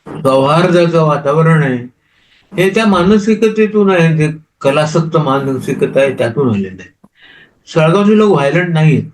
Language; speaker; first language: Marathi; non-native, local second language; Konkani